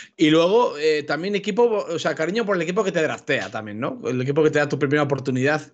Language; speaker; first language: Spanish; native; Spanish